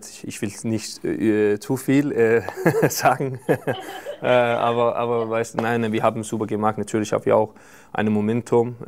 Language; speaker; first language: German; non-native, fluent; Danish